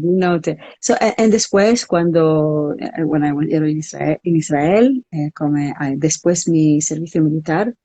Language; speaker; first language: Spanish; non-native, learner; English